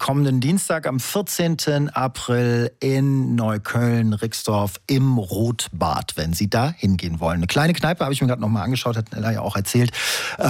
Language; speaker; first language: German; native; German